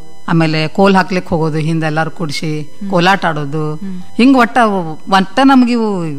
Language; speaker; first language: Kannada; native; Kannada